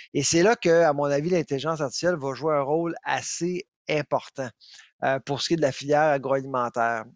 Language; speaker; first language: French; native; French